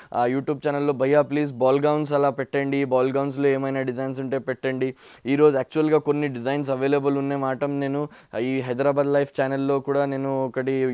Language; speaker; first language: Telugu; non-native, local second language; Hindi